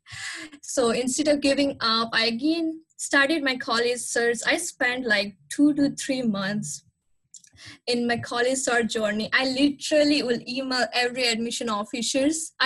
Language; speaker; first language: English; non-native, local second language; Nepali